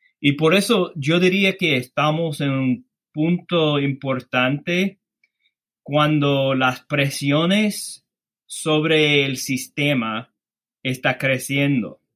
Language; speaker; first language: Spanish; non-native, fluent; English